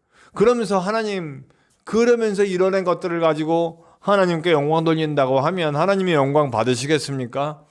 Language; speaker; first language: Korean; native; Korean